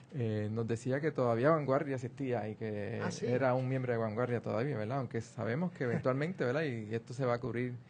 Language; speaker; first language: Spanish; native; Spanish